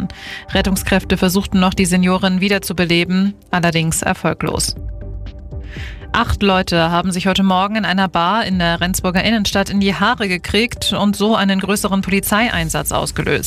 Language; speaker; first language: German; native; German